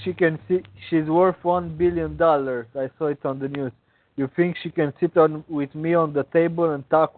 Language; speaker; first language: English; non-native, fluent; Romanian